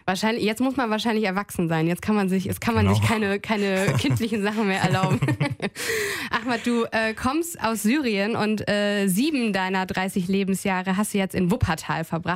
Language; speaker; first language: German; native; German